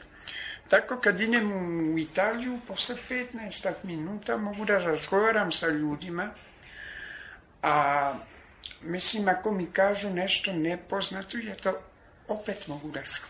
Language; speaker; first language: Serbian; non-native, fluent; French